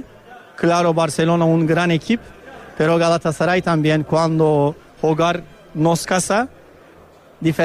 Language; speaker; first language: Spanish; non-native, learner; Turkish